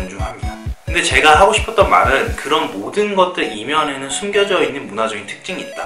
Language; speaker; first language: Korean; native; Korean